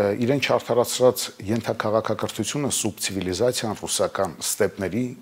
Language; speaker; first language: Armenian; native; Armenian